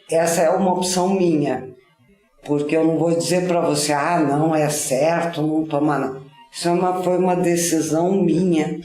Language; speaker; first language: Portuguese; native; Portuguese